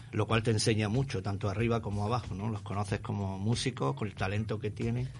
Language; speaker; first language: Spanish; native; Spanish